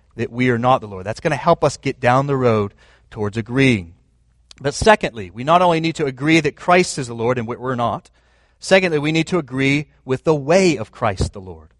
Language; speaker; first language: English; native; English